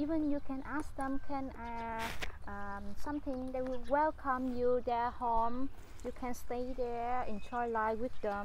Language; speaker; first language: English; non-native, fluent; Vietnamese